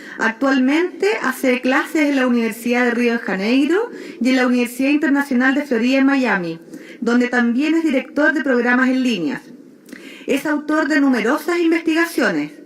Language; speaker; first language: Spanish; native; Spanish